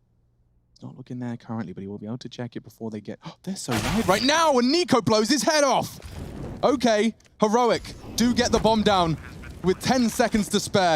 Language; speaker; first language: English; native; English